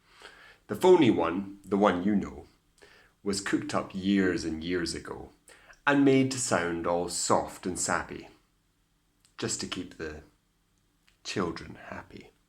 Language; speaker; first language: English; native; English